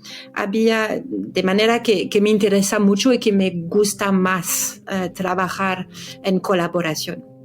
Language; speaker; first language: Spanish; non-native, fluent; French